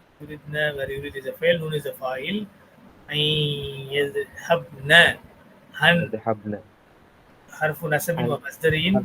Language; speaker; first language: Arabic; non-native, fluent; Tamil